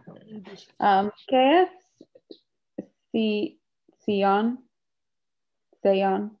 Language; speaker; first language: Spanish; non-native, learner; English